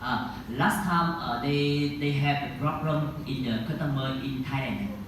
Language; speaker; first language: English; non-native, learner; Vietnamese